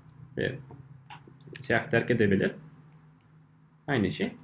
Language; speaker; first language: Turkish; non-native, fluent; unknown